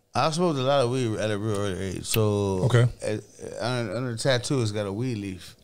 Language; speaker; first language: English; native; English